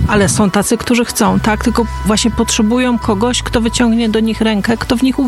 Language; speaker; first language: Polish; native; Polish